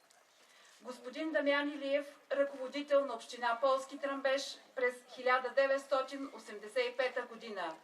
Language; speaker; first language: Bulgarian; native; Bulgarian